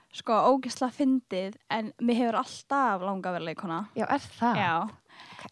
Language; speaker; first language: Icelandic; early bilingual, other home language; Filipino